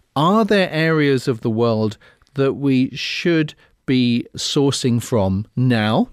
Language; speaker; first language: English; native; English